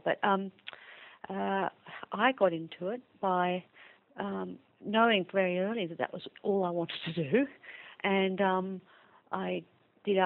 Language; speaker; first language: English; native; English